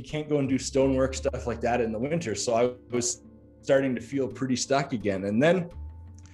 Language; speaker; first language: English; native; English